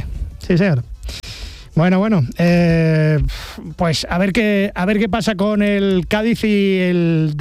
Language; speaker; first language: Spanish; native; Spanish